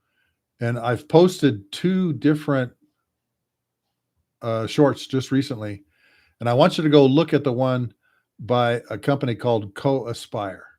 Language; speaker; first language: English; native; English